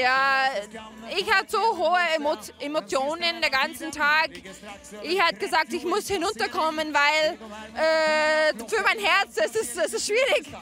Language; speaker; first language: German; non-native, fluent; English